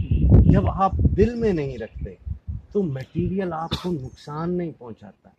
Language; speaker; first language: Urdu; native; Urdu